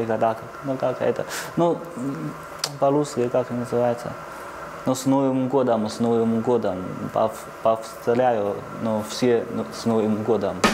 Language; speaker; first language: Russian; non-native, learner; Chinese